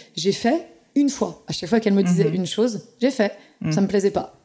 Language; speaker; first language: French; native; French